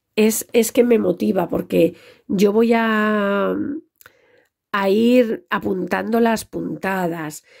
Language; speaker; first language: Spanish; native; Spanish